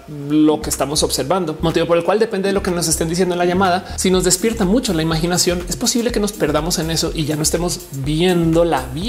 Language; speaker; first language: Spanish; native; Spanish